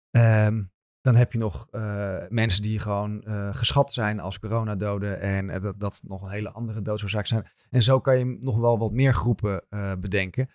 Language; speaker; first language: Dutch; native; Dutch